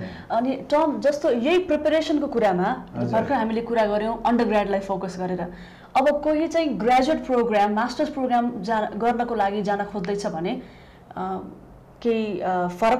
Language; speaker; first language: Nepali; native; Nepali